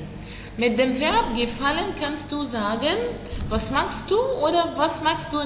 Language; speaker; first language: German; non-native, fluent; Arabic